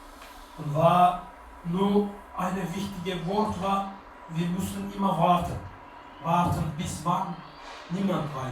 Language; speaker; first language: German; non-native, learner; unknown